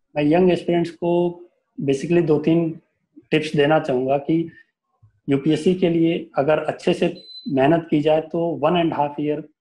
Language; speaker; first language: Hindi; native; Hindi